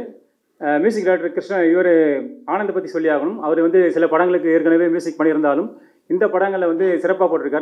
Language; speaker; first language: Tamil; native; Tamil